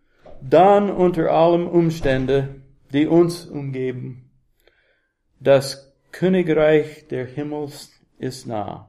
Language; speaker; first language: German; non-native, learner; English